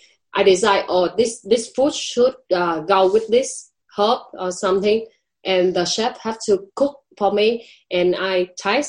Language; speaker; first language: English; non-native, learner; Vietnamese